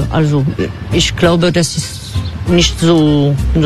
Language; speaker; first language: German; non-native, fluent; French